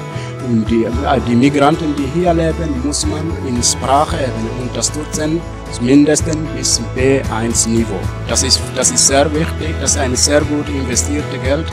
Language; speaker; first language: German; non-native, learner; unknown